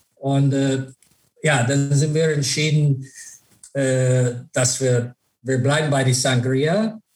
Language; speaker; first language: German; non-native, fluent; English